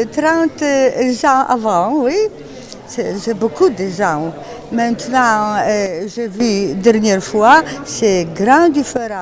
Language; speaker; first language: French; non-native, learner; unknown